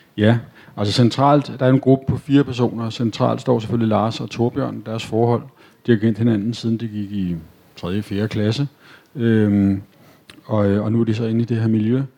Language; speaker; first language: Danish; native; Danish